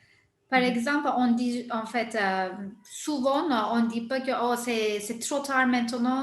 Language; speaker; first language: French; non-native, fluent; Turkish